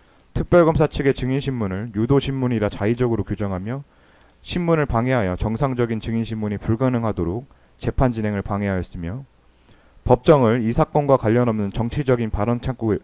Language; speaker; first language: Korean; native; Korean